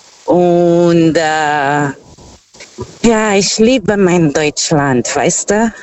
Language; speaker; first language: German; non-native, learner; Portuguese